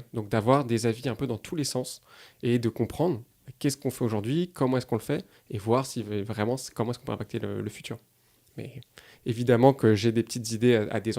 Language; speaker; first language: French; native; French